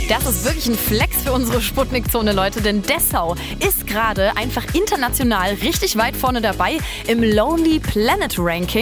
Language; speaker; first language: German; native; German